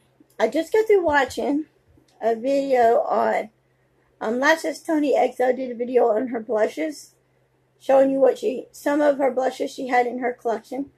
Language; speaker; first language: English; native; English